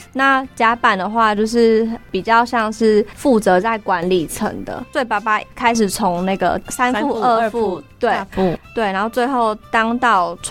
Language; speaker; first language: Chinese; native; Chinese